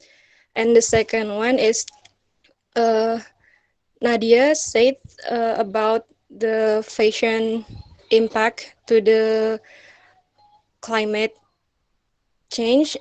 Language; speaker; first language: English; non-native, local second language; Indonesian